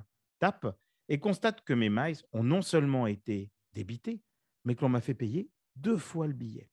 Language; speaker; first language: French; native; French